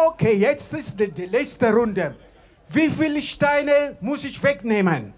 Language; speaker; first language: German; non-native, fluent; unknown